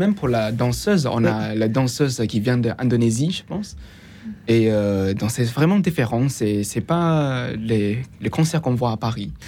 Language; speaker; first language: French; non-native, fluent; Chinese